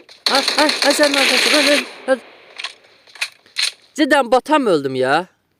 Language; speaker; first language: Turkish; non-native, learner; Azerbaijani